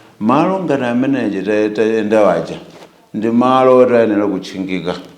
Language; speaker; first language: Nyanja; native; Nyanja